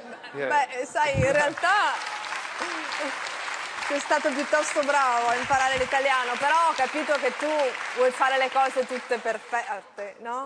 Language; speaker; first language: Italian; native; Italian